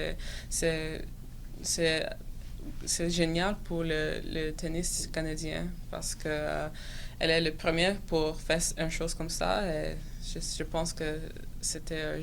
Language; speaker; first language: French; non-native, local second language; English